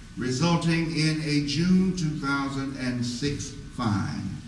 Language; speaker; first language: English; native; English